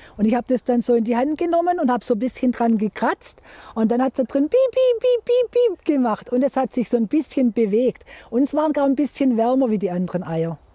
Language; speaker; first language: German; native; German